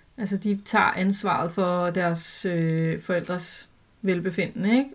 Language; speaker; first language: Danish; native; Danish